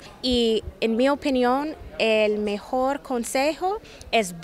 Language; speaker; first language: Spanish; non-native, fluent; English